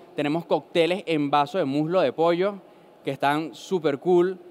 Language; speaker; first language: Spanish; native; Spanish